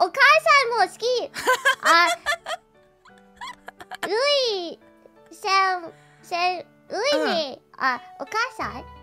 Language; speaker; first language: Japanese; non-native, learner; English